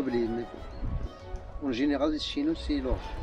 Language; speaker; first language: French; non-native, learner; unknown